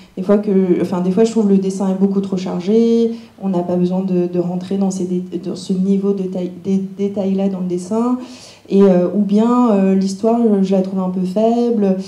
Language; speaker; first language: French; early bilingual, other home language; Cantonese